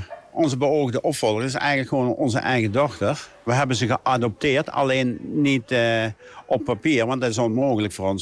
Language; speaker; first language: Dutch; native; Dutch